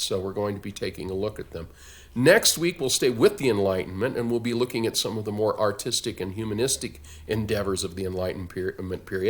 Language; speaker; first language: English; native; English